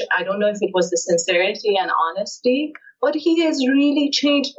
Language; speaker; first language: English; early bilingual, other home language; Persian